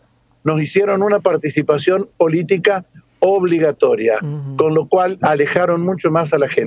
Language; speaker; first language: Spanish; native; Spanish